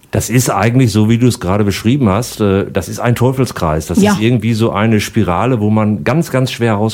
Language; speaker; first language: German; native; German